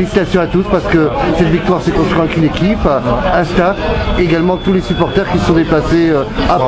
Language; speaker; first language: French; native; French